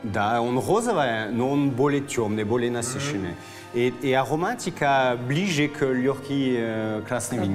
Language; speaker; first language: Russian; non-native, fluent; French